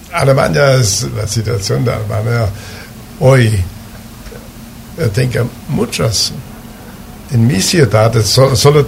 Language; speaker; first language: Portuguese; non-native, learner; German